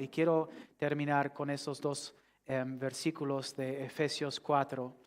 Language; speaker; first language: Spanish; non-native, fluent; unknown